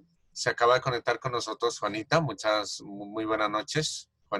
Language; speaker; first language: Spanish; native; Spanish